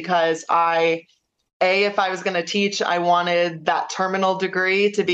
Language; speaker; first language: English; native; English